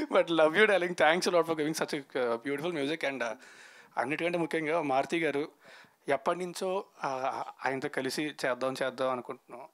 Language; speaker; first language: Telugu; native; Telugu